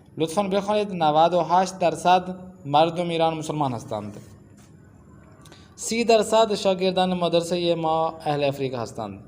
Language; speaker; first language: Persian; non-native, fluent; Urdu